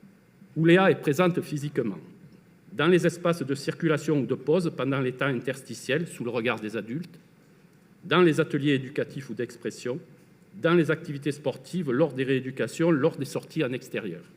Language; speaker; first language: French; native; French